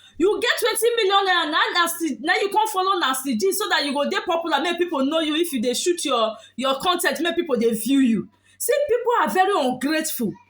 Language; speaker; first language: Nigerian Pidgin; native; Nigerian Pidgin